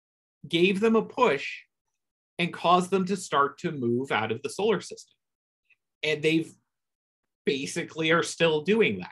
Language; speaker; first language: English; native; English